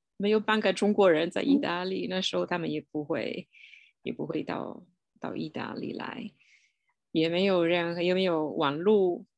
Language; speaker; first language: Chinese; non-native, fluent; Italian